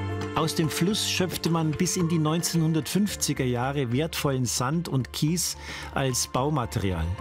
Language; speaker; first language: German; native; German